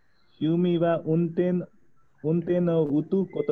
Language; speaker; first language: Japanese; non-native, learner; Nepali